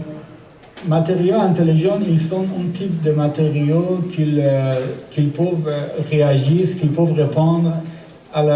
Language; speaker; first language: French; non-native, learner; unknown